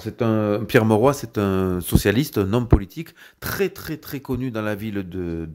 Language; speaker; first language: French; native; French